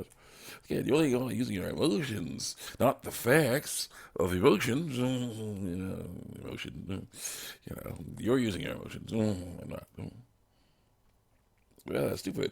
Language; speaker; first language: English; native; English